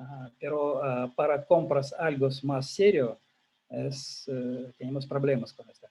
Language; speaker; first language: Spanish; non-native, learner; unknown